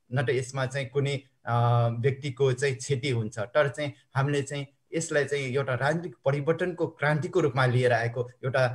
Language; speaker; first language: Nepali; non-native, local second language; Newari